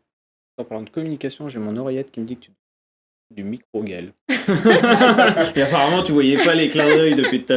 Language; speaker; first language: French; native; French